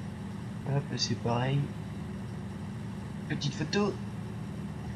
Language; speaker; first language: French; native; French